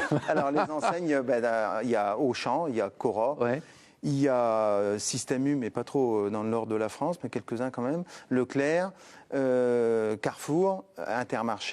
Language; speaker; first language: French; native; French